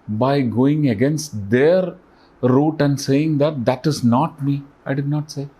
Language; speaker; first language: English; non-native, local second language; Malayalam